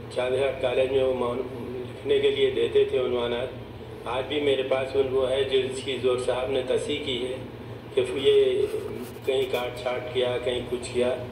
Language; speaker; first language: Urdu; native; Urdu